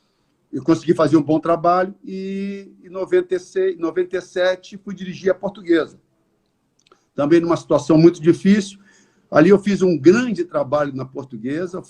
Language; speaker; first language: Portuguese; native; Portuguese